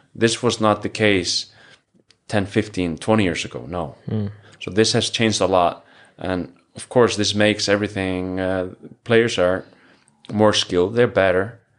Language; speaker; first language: English; non-native, fluent; Icelandic